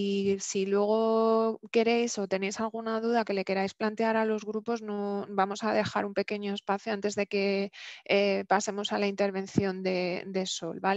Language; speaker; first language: Spanish; native; Spanish